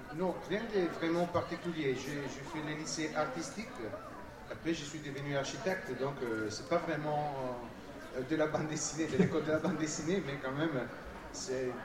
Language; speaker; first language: French; non-native, fluent; Italian